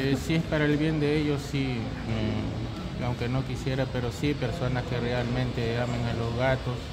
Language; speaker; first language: Spanish; non-native, local second language; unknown